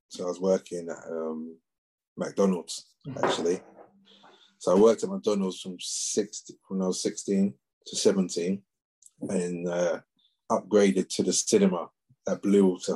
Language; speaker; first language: English; native; English